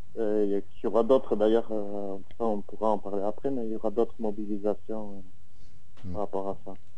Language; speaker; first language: French; native; French